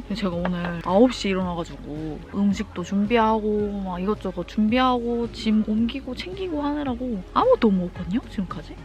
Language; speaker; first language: Korean; native; Korean